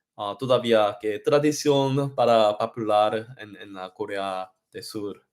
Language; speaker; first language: Spanish; non-native, learner; Korean